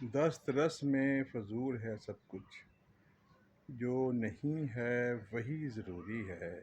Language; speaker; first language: Urdu; native; Urdu